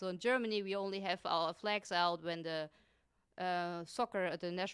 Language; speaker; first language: English; non-native, fluent; German